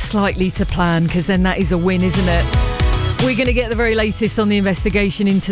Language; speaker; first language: English; native; English